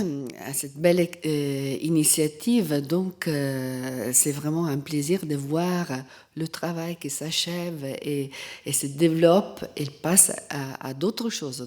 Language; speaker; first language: French; non-native, fluent; Italian